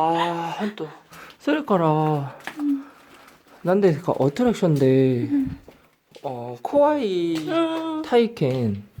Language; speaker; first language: Japanese; non-native, learner; Korean